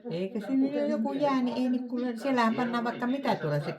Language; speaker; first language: Finnish; native; Finnish